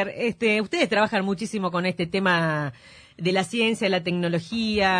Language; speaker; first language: Spanish; native; Spanish